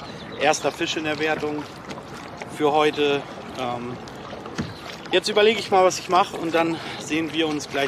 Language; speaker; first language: German; native; German